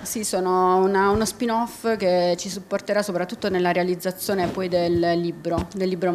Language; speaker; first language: Italian; native; Italian